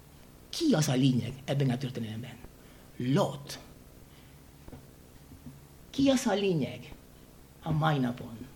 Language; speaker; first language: Hungarian; non-native, fluent; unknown